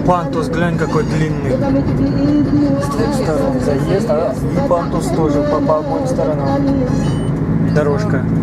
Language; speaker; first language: Russian; native; Russian